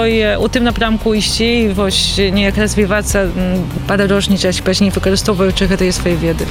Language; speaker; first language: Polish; non-native, learner; Belarusian